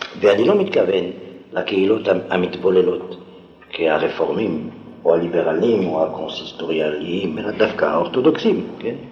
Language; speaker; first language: Hebrew; non-native, fluent; French